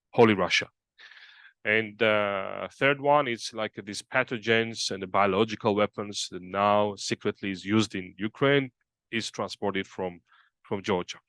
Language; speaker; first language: English; non-native, fluent; Georgian